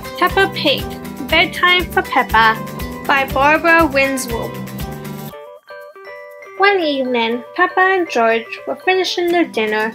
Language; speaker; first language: English; native; English